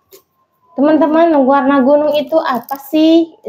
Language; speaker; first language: Indonesian; native; Indonesian